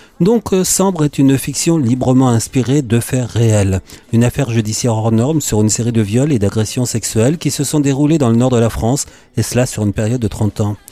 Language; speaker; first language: French; native; French